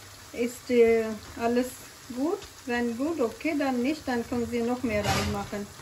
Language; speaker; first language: German; non-native, learner; Urdu